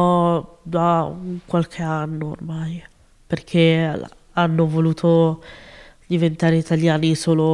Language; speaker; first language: Italian; early bilingual, other home language; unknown